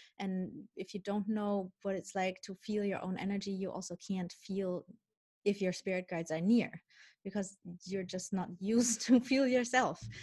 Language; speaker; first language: English; non-native, fluent; Dutch